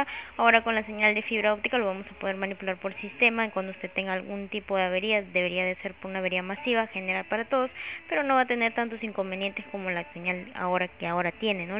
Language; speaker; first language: Spanish; native; Spanish